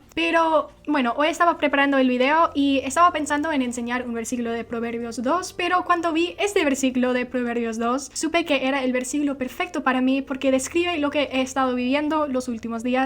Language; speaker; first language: Spanish; non-native, fluent; English